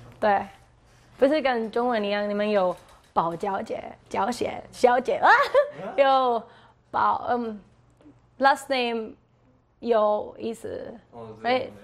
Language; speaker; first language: Chinese; non-native, learner; Spanish